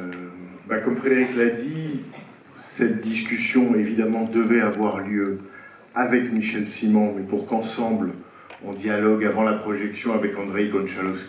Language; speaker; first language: French; native; French